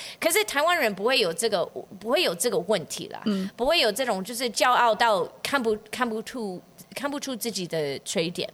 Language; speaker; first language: Chinese; non-native, fluent; English